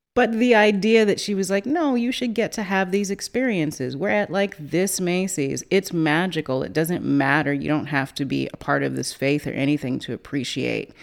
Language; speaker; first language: English; native; English